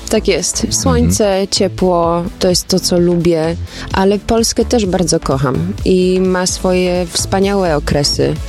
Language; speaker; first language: Polish; early bilingual, heritage; Polish